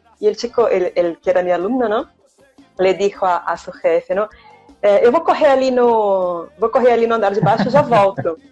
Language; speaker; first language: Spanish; non-native, fluent; Portuguese